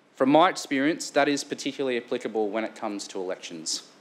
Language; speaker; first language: English; native; English